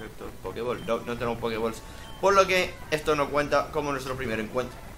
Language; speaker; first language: Spanish; native; Spanish